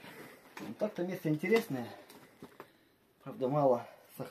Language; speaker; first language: Russian; native; Russian